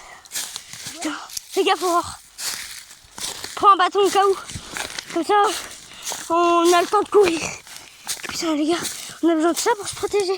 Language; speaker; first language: French; native; French